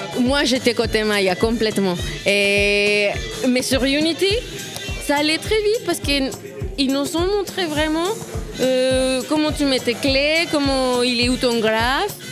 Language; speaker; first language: French; non-native, fluent; Spanish